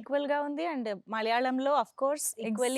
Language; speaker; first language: Telugu; native; Telugu